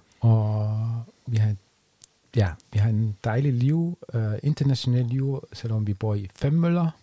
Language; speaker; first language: Danish; non-native, fluent; German